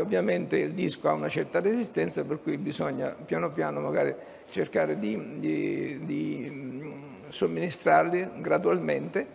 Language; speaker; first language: Italian; native; Italian